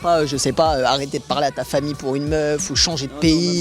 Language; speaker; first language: French; native; French